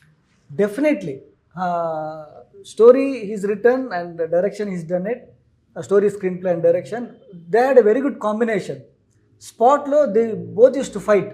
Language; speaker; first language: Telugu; non-native, local second language; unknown